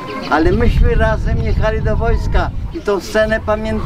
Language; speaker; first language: Polish; native; Polish